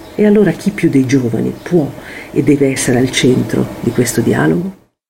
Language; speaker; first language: Italian; native; Italian